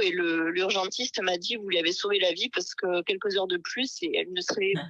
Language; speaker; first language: French; native; French